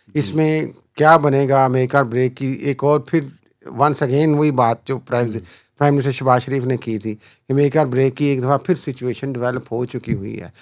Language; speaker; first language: Urdu; non-native, local second language; Punjabi